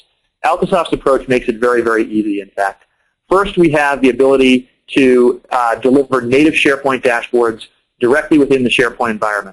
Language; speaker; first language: English; native; English